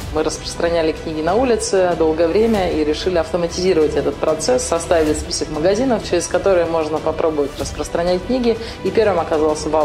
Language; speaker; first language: Russian; native; Russian